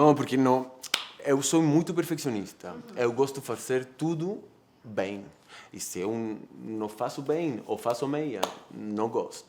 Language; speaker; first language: Portuguese; non-native, fluent; Spanish